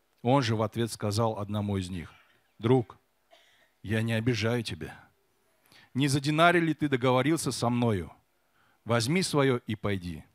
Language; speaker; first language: Russian; non-native, learner; Korean